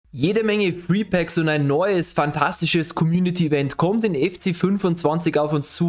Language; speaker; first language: German; native; German